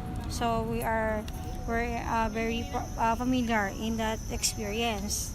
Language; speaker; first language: English; non-native, learner; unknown